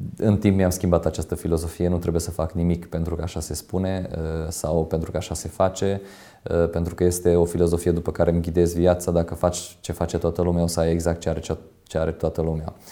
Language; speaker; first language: Romanian; non-native, local second language; Hungarian